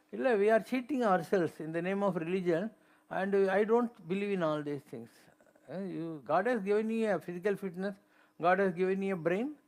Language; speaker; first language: English; non-native, local second language; Tamil